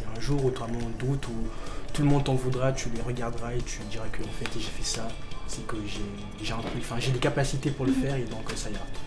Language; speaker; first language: French; early bilingual, other home language; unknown